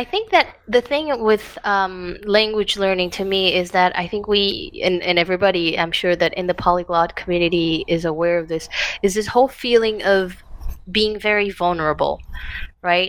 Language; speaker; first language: English; non-native, fluent; Portuguese